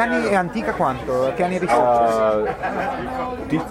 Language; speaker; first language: Italian; native; Italian